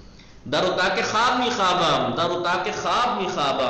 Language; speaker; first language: Persian; non-native, fluent; Urdu